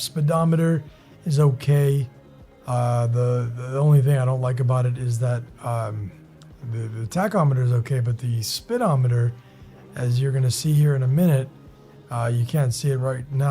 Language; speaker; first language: English; native; English